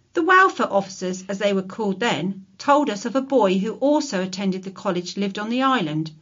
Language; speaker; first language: English; native; English